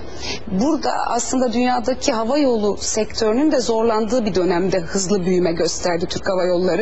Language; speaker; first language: Turkish; native; Turkish